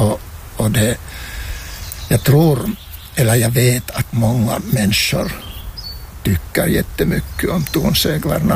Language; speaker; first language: Swedish; non-native, local second language; Finnish